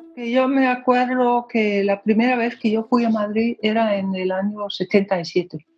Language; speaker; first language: Spanish; non-native, fluent; Danish